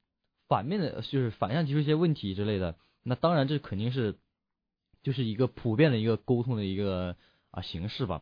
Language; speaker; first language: Chinese; native; Chinese